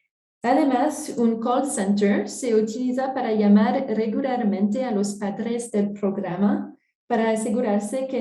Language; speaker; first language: Spanish; non-native, fluent; French